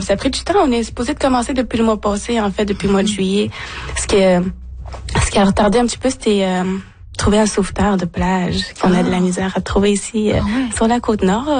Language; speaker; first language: French; non-native, local second language; Innu-aimun